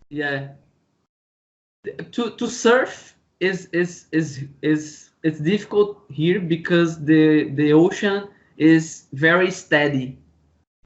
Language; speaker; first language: English; non-native, learner; Portuguese